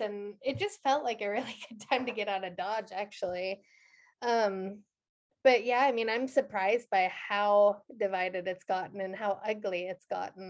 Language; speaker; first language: English; native; English